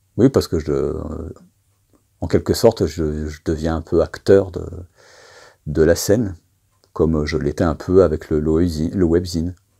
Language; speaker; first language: French; native; French